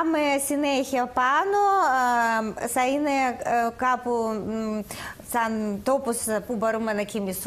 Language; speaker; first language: Greek; non-native, learner; Russian